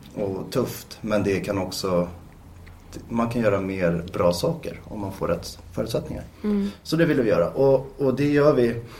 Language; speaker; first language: Swedish; native; Swedish